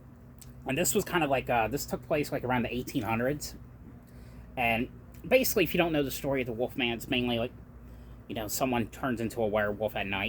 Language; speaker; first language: English; native; English